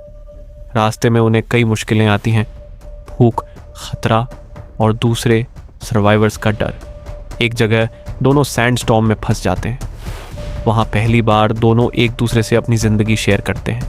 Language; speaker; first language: Hindi; native; Hindi